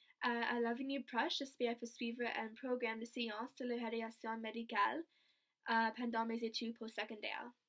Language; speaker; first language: French; non-native, learner; English